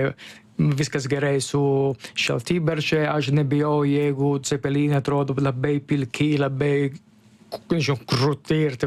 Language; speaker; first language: Lithuanian; non-native, learner; Italian